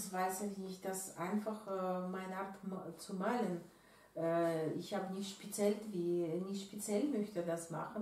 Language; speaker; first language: German; non-native, learner; Russian